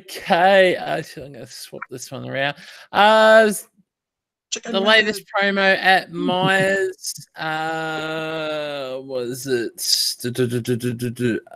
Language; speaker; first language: English; native; English